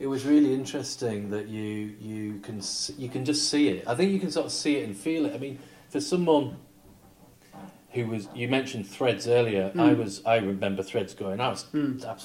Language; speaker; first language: English; native; English